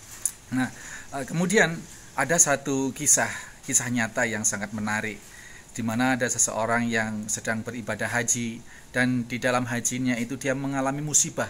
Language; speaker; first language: Indonesian; native; Indonesian